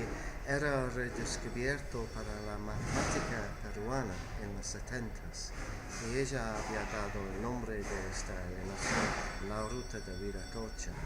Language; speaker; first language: Spanish; non-native, fluent; English